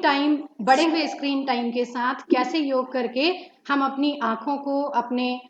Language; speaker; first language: Hindi; native; Hindi